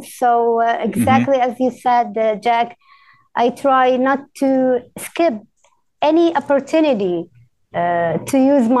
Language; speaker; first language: English; non-native, fluent; Arabic